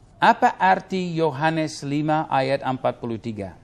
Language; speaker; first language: Indonesian; non-native, fluent; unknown